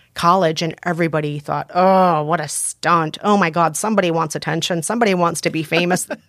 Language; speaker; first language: English; native; English